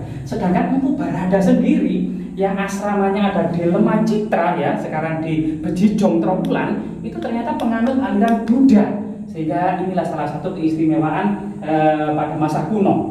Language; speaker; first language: Indonesian; native; Indonesian